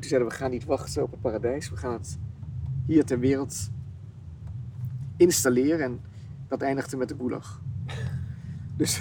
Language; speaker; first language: Dutch; native; Dutch